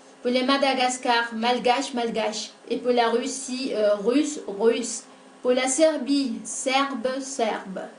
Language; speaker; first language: French; non-native, fluent; Spanish